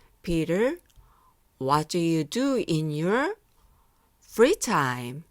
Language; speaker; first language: English; non-native, fluent; Korean